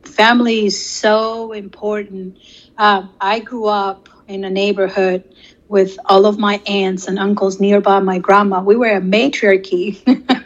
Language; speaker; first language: English; non-native, fluent; Spanish